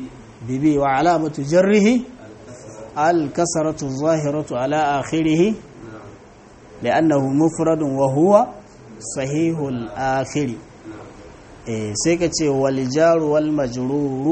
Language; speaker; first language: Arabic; non-native, fluent; Hausa